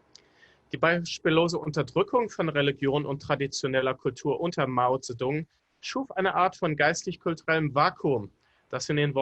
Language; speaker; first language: German; native; German